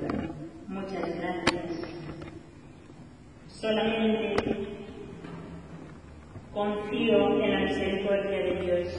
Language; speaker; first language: Spanish; non-native, fluent; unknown